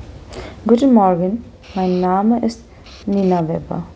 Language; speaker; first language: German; non-native, fluent; Hindi